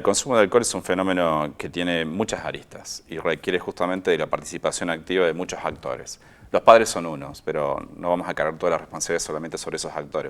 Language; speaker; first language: Spanish; native; Spanish